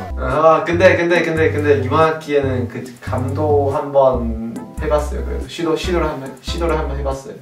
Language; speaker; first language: Korean; early bilingual, other home language; Chinese